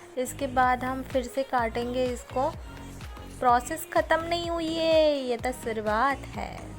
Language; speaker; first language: Hindi; non-native, local second language; Odia